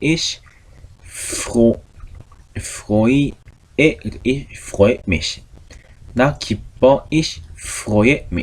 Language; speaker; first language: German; non-native, fluent; Korean